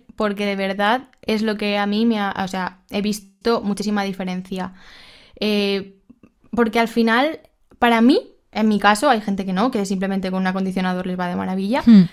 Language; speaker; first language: Spanish; native; Spanish